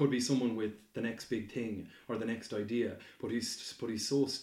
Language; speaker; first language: English; native; English